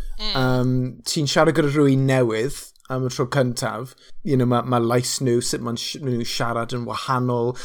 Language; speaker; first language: Welsh; non-native, local second language; English